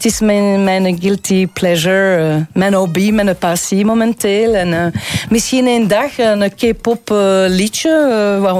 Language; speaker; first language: Dutch; non-native, local second language; French